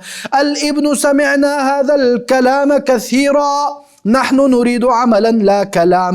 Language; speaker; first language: Arabic; non-native, fluent; Urdu